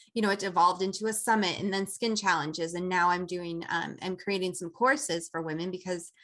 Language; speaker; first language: English; native; English